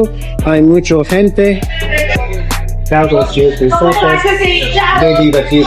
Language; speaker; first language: Spanish; non-native, learner; English